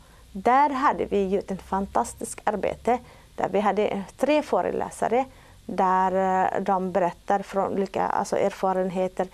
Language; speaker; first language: Swedish; non-native, fluent; Arabic